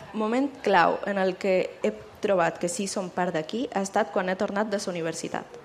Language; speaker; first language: Catalan; early bilingual, other home language; Spanish